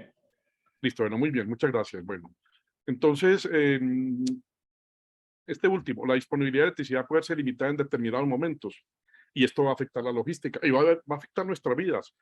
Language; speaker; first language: Spanish; native; Spanish